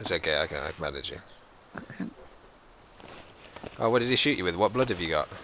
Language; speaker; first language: English; native; English